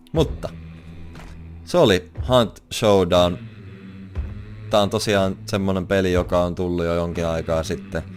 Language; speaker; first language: Finnish; native; Finnish